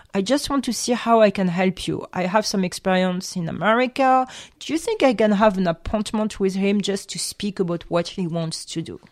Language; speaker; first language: English; non-native, fluent; French